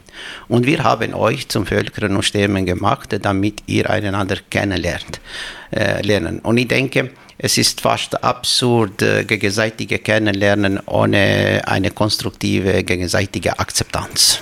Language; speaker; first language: German; non-native, fluent; Albanian